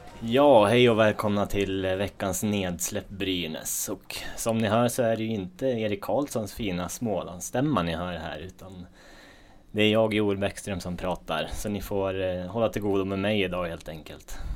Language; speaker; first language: Swedish; native; Swedish